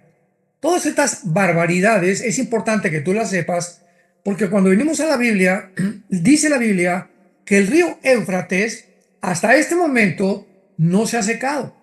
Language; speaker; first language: Spanish; native; Spanish